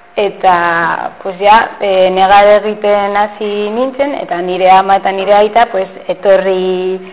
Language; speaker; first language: Basque; non-native, local second language; Spanish